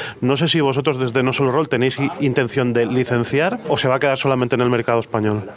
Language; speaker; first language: Spanish; non-native, local second language; Catalan